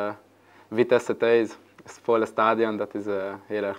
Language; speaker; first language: Dutch; non-native, learner; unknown